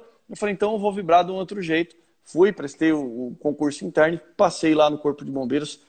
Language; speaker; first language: Portuguese; native; Portuguese